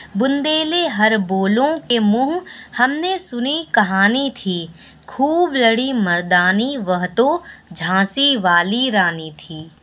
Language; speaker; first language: Hindi; native; Hindi